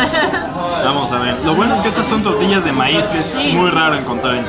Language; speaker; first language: Spanish; native; Spanish